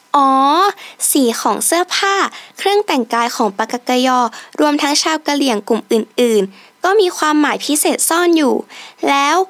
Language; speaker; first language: Thai; native; Thai